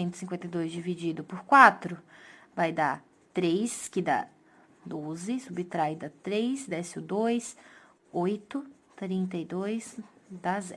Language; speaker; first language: Portuguese; native; Portuguese